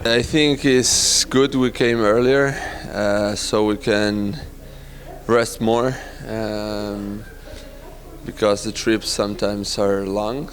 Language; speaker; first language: English; non-native, learner; Spanish